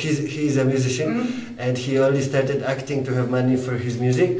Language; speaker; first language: English; non-native, fluent; Polish